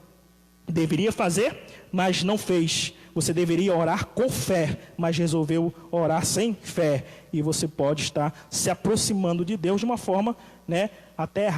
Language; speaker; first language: Portuguese; native; Portuguese